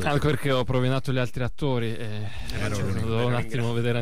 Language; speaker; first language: Italian; early bilingual, other home language; Russian